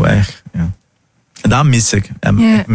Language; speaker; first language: Dutch; non-native, learner; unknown